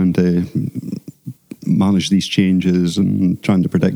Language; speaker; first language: English; native; English